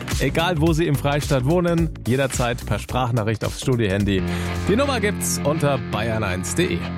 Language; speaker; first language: German; native; German